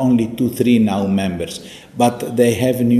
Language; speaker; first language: English; non-native, fluent; Italian